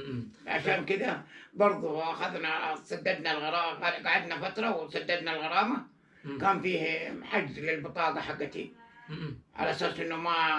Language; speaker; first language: Arabic; native; Arabic